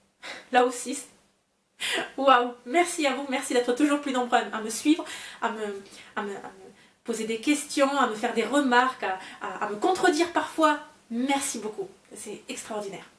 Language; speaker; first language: French; native; French